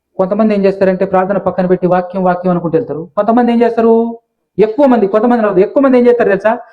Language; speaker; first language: Telugu; non-native, local second language; Lambadi